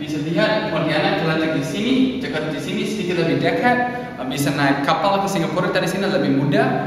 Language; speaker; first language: Indonesian; non-native, learner; English